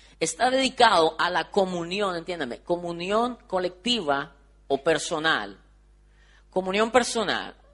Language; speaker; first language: Spanish; native; Spanish